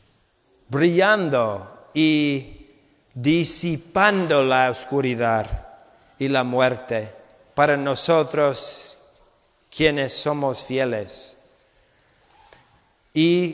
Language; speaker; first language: Spanish; non-native, fluent; English